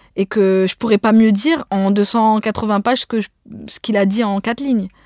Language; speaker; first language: French; early bilingual, other home language; Arabic